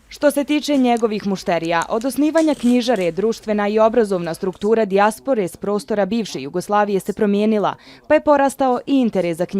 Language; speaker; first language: Bosnian; native; Bosnian